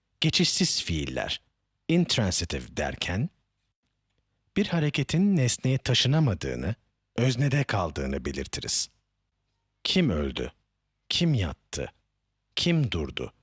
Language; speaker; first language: Turkish; native; Turkish